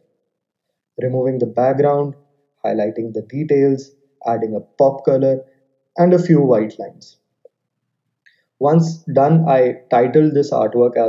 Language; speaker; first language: English; non-native, local second language; Hindi